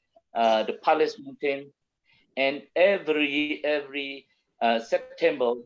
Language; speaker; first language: English; non-native, learner; Malay